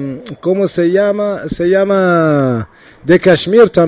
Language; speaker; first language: Spanish; non-native, learner; Arabic